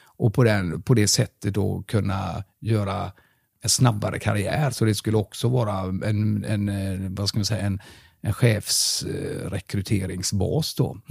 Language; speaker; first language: Swedish; non-native, fluent; German